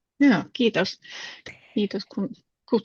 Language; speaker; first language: Finnish; non-native, fluent; English